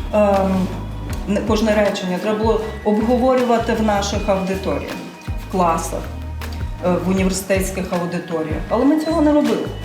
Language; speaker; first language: Ukrainian; non-native, local second language; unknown